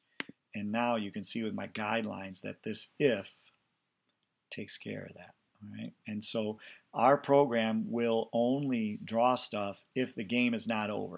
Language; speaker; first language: English; native; English